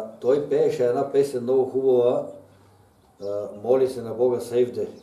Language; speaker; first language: Bulgarian; native; Bulgarian